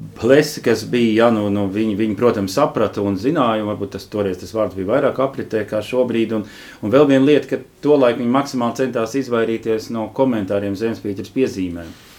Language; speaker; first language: Latvian; non-native, local second language; Russian